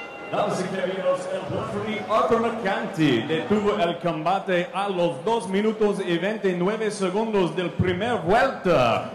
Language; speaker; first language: Spanish; early bilingual, heritage; Spanish